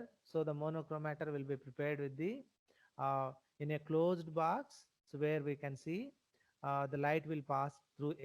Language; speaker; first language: English; non-native, local second language; Telugu